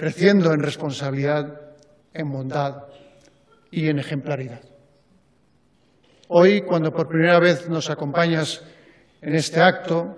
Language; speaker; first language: Spanish; native; Spanish